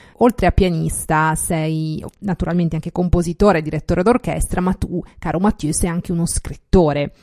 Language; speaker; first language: Italian; native; Italian